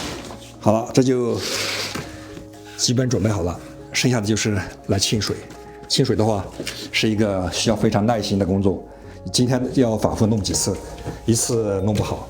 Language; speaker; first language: Chinese; native; Chinese